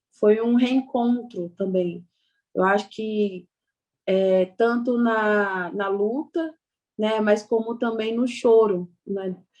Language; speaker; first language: Portuguese; non-native, local second language; Kayapó